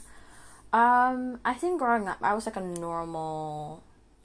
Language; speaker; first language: English; non-native, fluent; Indonesian